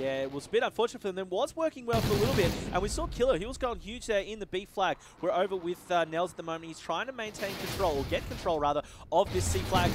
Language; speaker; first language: English; native; English